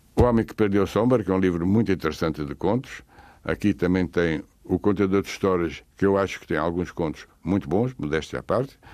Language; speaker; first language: Portuguese; native; Portuguese